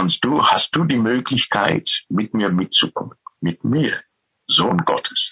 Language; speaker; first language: German; non-native, fluent; Dutch